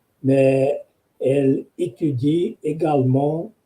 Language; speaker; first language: French; non-native, fluent; Portuguese